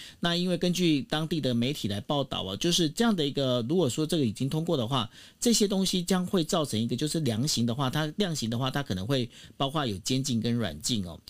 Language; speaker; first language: Chinese; native; Chinese